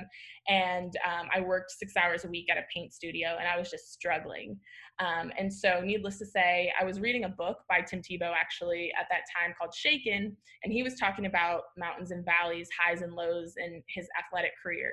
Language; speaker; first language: English; native; English